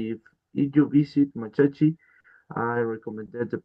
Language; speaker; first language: English; non-native, learner; Spanish